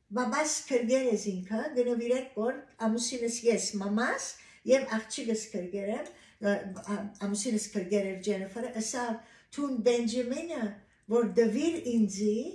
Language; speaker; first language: Armenian; native; Armenian